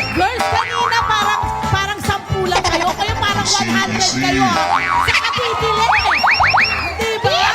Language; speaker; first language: Filipino; native; Filipino